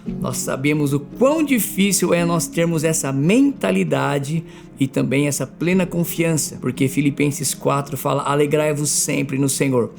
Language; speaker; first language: Portuguese; native; Portuguese